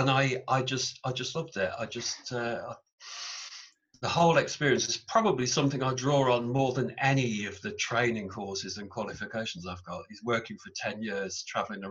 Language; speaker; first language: English; native; English